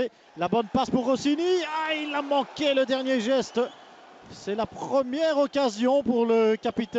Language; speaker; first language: French; native; French